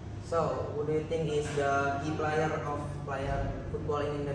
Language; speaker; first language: English; non-native, learner; Indonesian